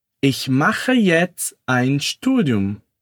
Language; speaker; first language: German; non-native, fluent; Portuguese